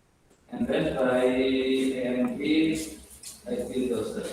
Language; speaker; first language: English; non-native, learner; Indonesian